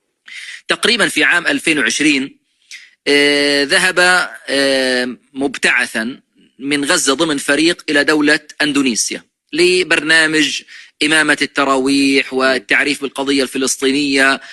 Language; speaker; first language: Arabic; native; Arabic